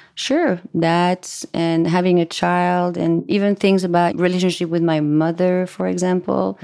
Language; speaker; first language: English; non-native, fluent; French